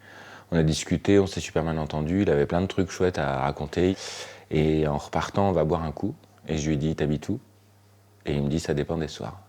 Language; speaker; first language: French; native; French